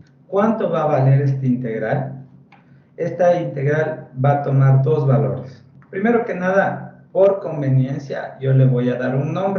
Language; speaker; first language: Spanish; native; Spanish